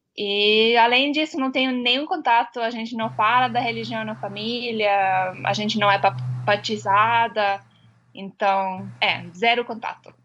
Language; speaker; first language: Portuguese; non-native, fluent; Estonian